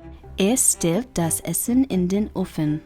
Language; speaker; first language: German; non-native, fluent; English